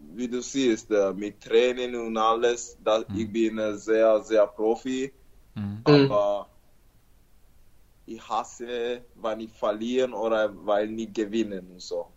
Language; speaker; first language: German; non-native, learner; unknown